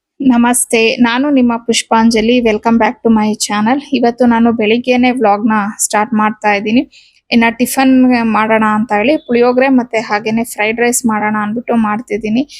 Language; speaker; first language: Kannada; non-native, local second language; Telugu